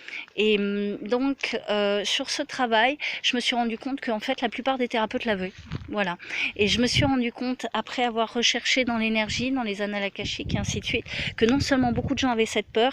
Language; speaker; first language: French; native; French